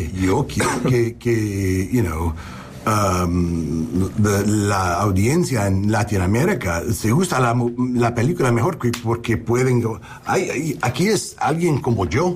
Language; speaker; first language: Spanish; early bilingual, heritage; English